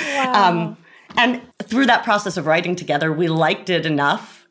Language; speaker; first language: English; native; English